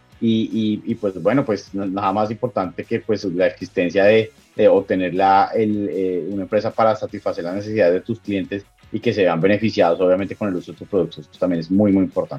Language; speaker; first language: Spanish; native; Spanish